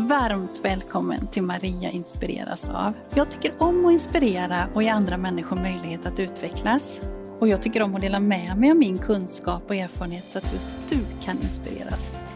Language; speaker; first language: Swedish; native; Swedish